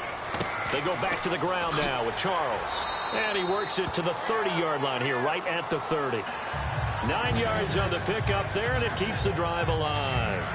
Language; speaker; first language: English; native; English